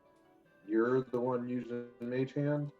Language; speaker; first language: English; native; English